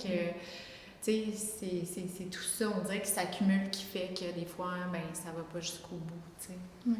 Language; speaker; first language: French; native; French